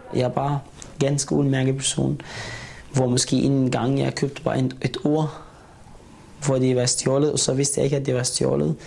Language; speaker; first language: Danish; non-native, fluent; Arabic